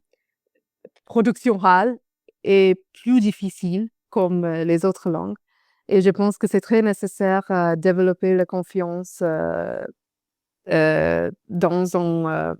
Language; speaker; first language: French; non-native, fluent; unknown